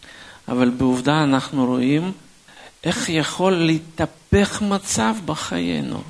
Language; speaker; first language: Hebrew; non-native, fluent; Russian